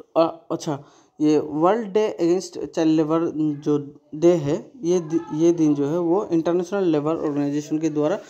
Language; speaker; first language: Hindi; non-native, local second language; Bangla